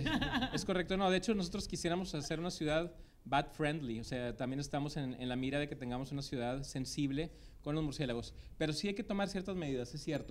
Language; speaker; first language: Spanish; native; Spanish